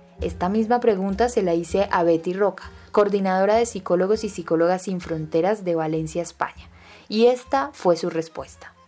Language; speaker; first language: Spanish; native; Spanish